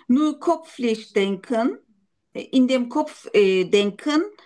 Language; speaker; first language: German; non-native, learner; Turkish